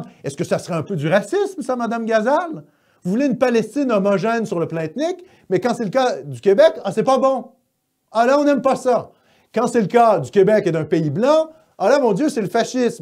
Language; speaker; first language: French; native; French